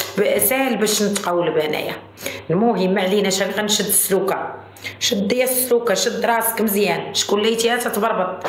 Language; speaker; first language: Arabic; native; Arabic